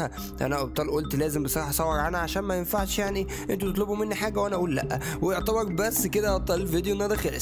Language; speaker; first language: Arabic; native; Arabic